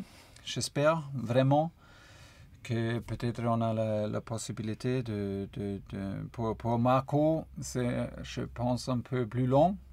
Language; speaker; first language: French; non-native, fluent; German